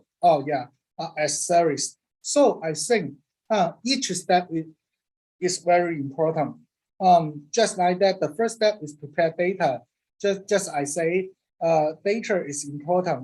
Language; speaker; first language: English; non-native, learner; Cantonese